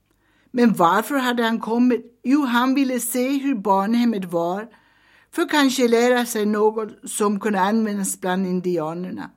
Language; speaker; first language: Swedish; early bilingual, heritage; Swedish